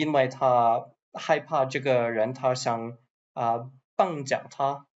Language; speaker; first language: Chinese; non-native, learner; English